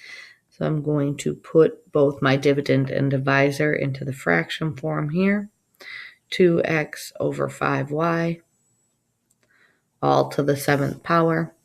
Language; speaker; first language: English; native; English